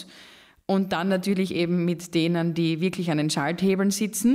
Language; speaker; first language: German; native; German